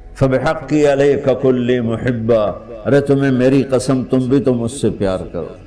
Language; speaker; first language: Urdu; non-native, local second language; Punjabi